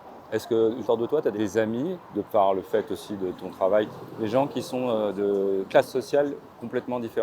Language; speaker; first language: French; native; French